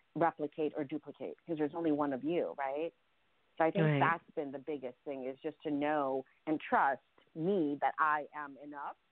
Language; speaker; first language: English; early bilingual, other home language; Russian